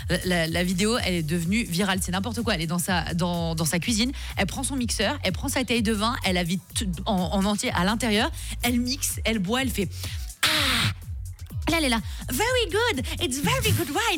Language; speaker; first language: French; native; French